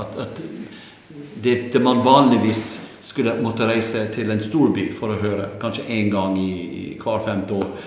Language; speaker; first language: Norwegian; non-native, fluent; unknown